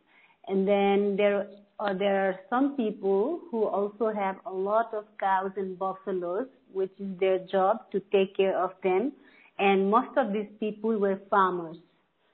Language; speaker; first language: English; non-native, local second language; Nepali